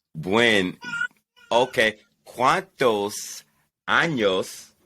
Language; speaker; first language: Spanish; non-native, learner; English